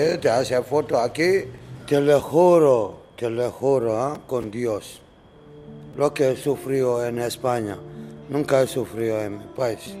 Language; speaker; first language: Spanish; non-native, learner; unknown